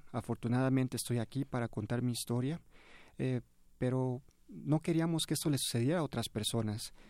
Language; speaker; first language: Spanish; early bilingual, heritage; Spanish